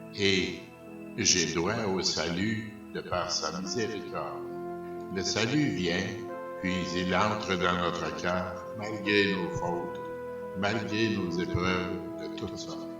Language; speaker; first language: French; native; French